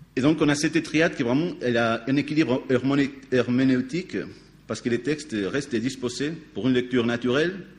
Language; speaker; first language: French; non-native, fluent; Spanish